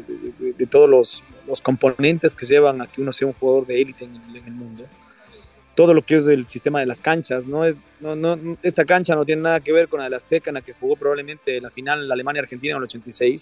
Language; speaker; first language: Spanish; native; Spanish